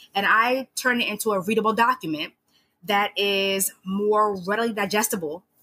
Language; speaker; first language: English; native; English